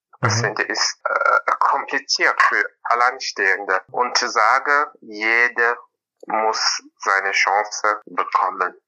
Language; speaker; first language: German; non-native, fluent; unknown